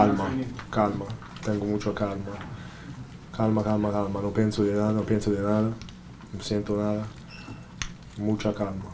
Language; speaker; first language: Spanish; non-native, learner; English